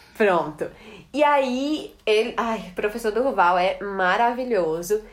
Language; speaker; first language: Portuguese; native; Portuguese